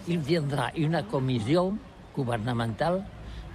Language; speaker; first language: French; non-native, learner; Catalan